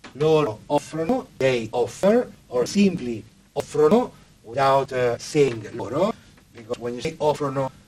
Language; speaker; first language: English; non-native, fluent; Italian